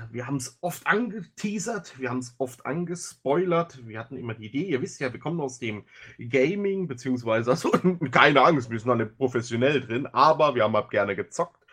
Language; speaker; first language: German; native; German